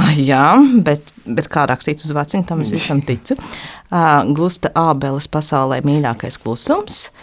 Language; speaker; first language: Latvian; native; Latvian